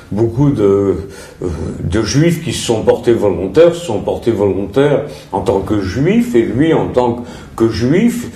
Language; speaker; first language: French; early bilingual, other home language; Russian